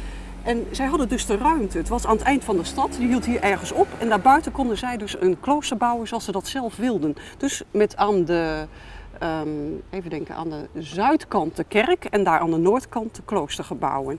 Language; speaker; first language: Dutch; native; Dutch